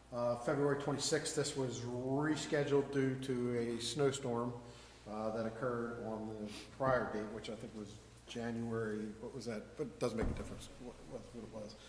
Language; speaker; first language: English; native; English